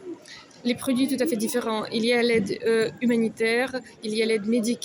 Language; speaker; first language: French; non-native, fluent; Ukrainian